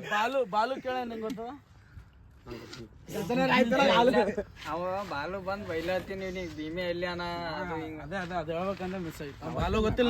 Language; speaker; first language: Kannada; native; Kannada